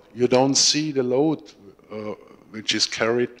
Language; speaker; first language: English; non-native, fluent; German